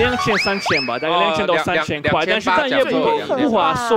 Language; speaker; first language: Chinese; non-native, fluent; Slovak